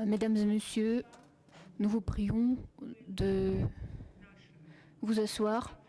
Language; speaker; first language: French; non-native, fluent; Russian